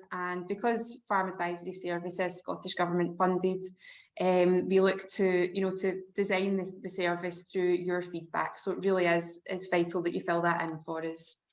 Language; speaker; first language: English; native; English